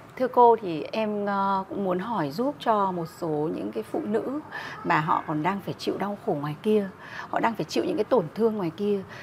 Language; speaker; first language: Vietnamese; native; Vietnamese